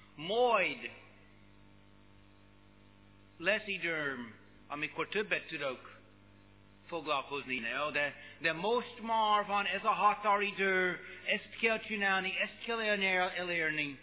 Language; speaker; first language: Hungarian; non-native, learner; English